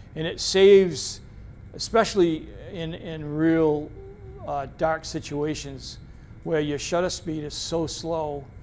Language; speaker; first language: English; native; English